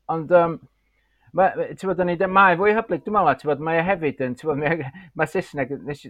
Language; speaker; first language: Welsh; native; Welsh